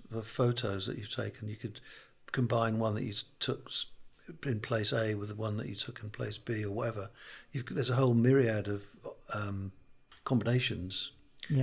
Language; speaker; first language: English; native; English